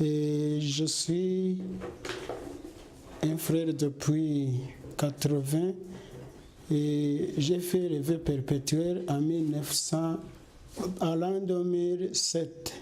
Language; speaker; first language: French; non-native, local second language; Kinyarwanda